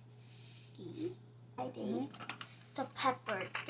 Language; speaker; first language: Japanese; early bilingual, heritage; Japanese